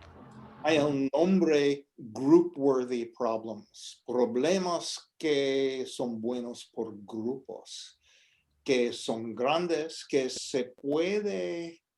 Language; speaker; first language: Spanish; non-native, fluent; English